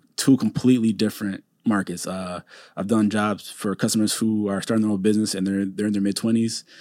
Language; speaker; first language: English; native; English